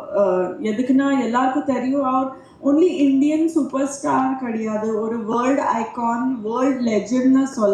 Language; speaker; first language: Tamil; non-native, fluent; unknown